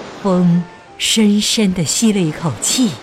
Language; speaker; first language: Chinese; native; Chinese